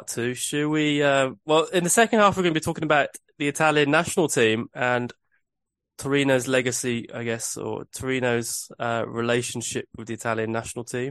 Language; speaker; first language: English; native; English